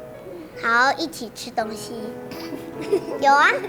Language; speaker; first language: Chinese; early bilingual, other home language; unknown